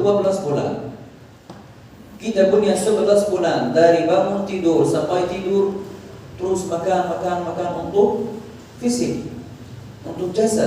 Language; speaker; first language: Indonesian; non-native, fluent; Arabic